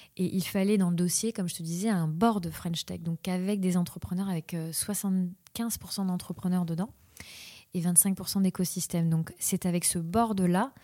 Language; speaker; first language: French; native; French